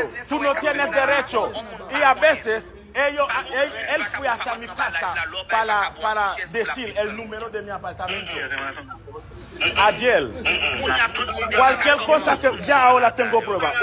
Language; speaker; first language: Spanish; non-native, learner; Haitian Creole